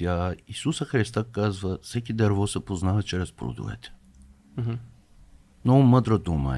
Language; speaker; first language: Bulgarian; non-native, fluent; Persian